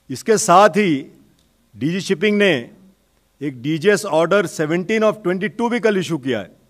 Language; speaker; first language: Hindi; native; Hindi